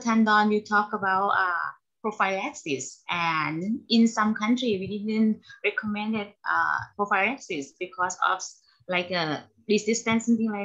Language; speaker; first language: English; non-native, learner; Thai